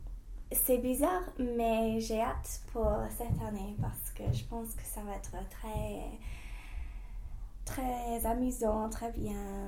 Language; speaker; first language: French; non-native, fluent; English